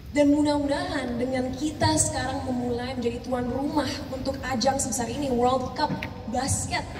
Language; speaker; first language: Indonesian; early bilingual, heritage; Indonesian